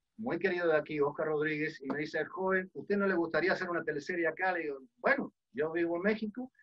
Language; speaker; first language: Spanish; early bilingual, other home language; Dutch